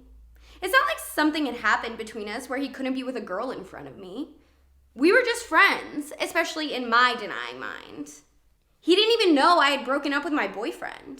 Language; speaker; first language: English; native; English